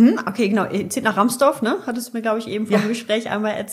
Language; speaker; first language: German; native; German